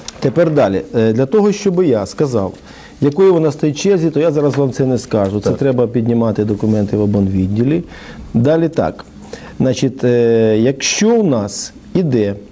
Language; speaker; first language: Ukrainian; native; Ukrainian